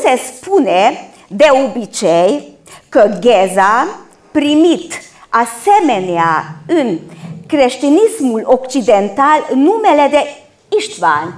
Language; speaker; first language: Romanian; non-native, local second language; Hungarian